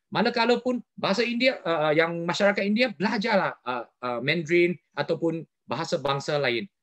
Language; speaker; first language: Malay; non-native, local second language; Chinese